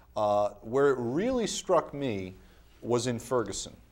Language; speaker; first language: English; native; English